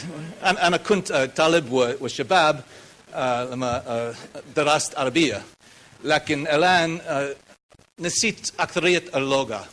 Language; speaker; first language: Arabic; non-native, learner; English